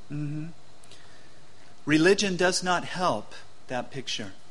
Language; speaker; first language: English; native; English